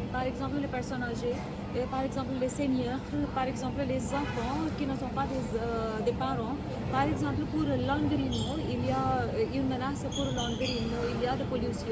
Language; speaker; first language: French; non-native, learner; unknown